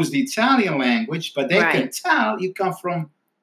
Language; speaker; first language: English; non-native, fluent; Italian